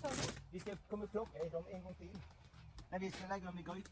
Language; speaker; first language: Swedish; native; Swedish